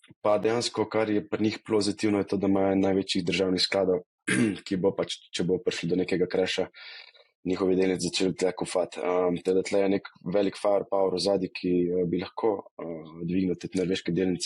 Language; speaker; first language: Slovenian; native; Slovenian